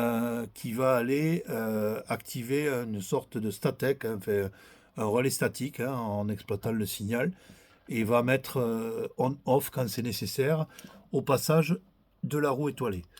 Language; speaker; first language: French; native; French